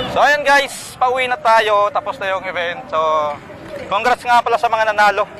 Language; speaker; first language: Filipino; native; Filipino